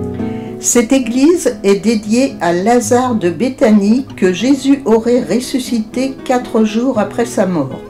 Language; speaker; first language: French; native; French